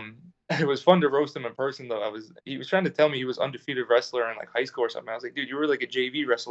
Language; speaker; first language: English; native; English